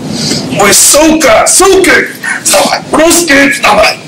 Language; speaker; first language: Russian; non-native, learner; English